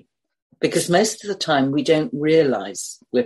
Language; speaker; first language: English; native; English